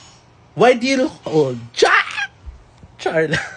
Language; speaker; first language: English; non-native, local second language; Filipino